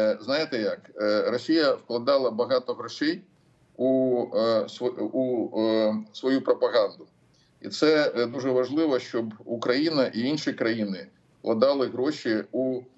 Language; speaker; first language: Ukrainian; non-native, local second language; Russian